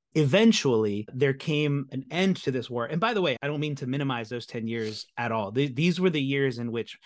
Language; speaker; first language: English; native; English